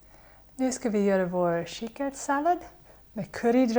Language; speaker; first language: Swedish; non-native, fluent; English